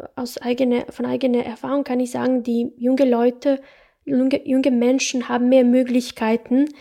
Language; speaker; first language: German; non-native, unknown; Bosnian